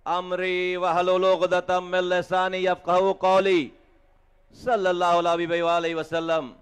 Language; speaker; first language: Urdu; native; Urdu